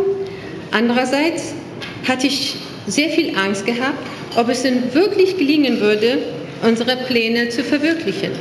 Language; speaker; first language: German; non-native, fluent; Persian